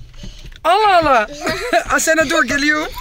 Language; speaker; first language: Turkish; non-native, learner; Dutch